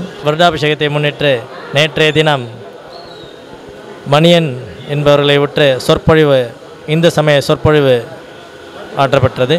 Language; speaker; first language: Tamil; native; Tamil